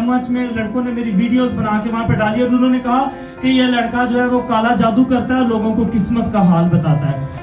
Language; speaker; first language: Urdu; non-native, local second language; Punjabi